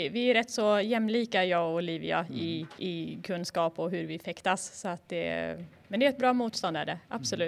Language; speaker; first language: Swedish; native; Swedish